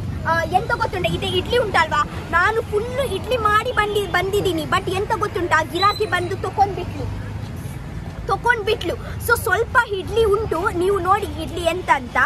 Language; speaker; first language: Kannada; non-native, local second language; Tulu